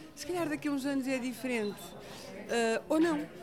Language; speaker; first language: Portuguese; native; Portuguese